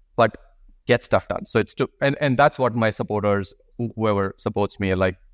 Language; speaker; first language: English; non-native, local second language; Hindi